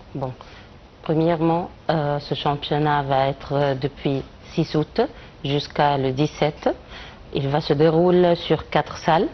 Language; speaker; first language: French; non-native, learner; Arabic